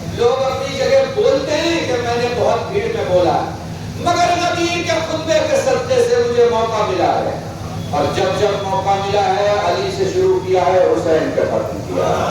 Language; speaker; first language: Urdu; native; Urdu